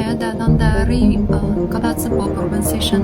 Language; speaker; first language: Indonesian; non-native, learner; Chinese